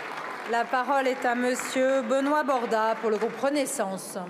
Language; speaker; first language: French; native; French